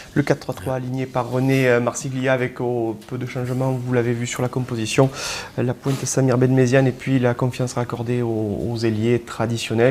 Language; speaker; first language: French; native; French